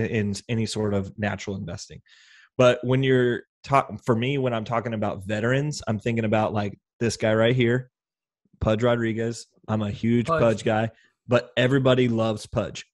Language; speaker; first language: English; native; English